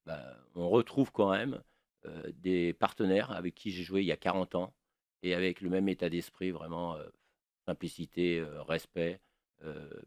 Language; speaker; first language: French; native; French